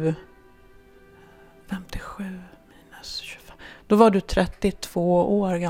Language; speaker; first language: Swedish; native; Swedish